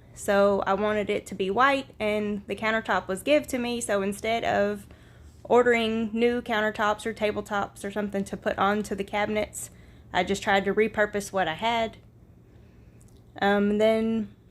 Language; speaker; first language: English; native; English